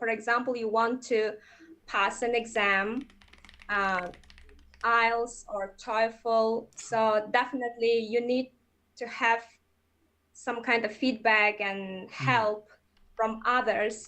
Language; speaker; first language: English; non-native, fluent; Russian